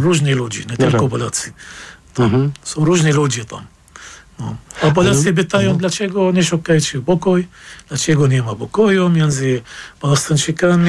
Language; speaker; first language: Polish; non-native, fluent; Arabic